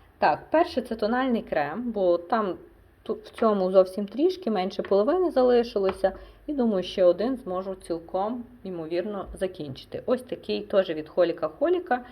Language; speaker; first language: Ukrainian; non-native, local second language; Russian